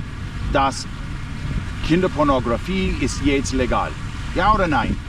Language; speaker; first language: German; non-native, learner; English